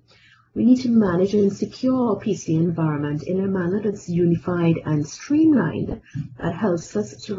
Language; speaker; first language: English; native; English